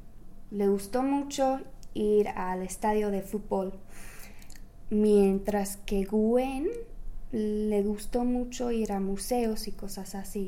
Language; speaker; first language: Spanish; non-native, fluent; English